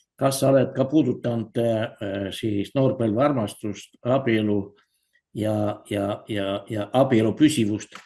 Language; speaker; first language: Estonian; native; Estonian